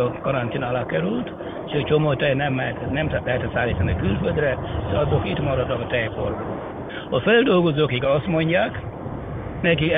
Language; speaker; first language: Hungarian; non-native, fluent; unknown